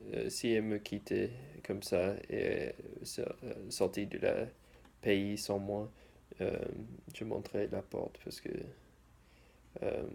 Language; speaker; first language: French; non-native, learner; English